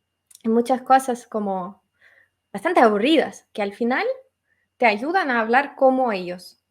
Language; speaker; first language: Spanish; non-native, fluent; Russian